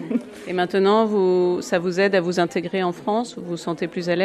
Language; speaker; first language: French; native; French